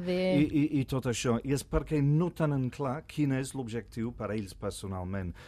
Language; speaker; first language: Catalan; non-native, fluent; English